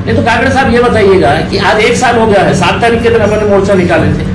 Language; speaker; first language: Hindi; non-native, local second language; Marathi